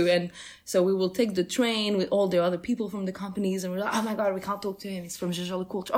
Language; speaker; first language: English; non-native, fluent; Portuguese